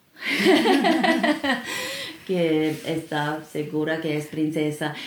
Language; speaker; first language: Spanish; non-native, fluent; Finnish